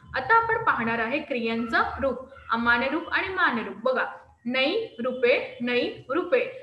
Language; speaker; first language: Marathi; non-native, local second language; Hindi